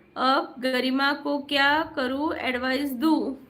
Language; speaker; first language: Hindi; non-native, local second language; Marathi